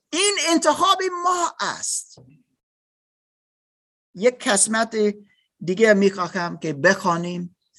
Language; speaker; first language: Persian; non-native, learner; German